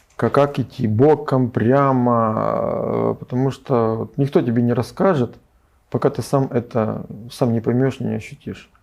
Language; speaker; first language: Russian; native; Russian